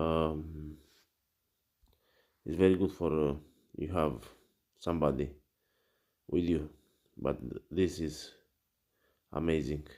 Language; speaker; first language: English; non-native, learner; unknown